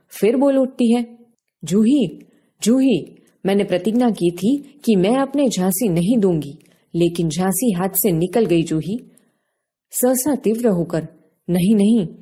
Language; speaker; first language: Hindi; non-native, local second language; Gujarati